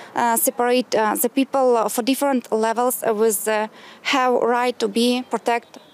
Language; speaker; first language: English; non-native, learner; Ukrainian